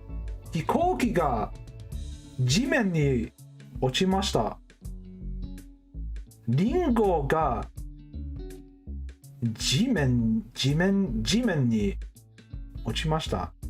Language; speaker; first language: Japanese; non-native, learner; English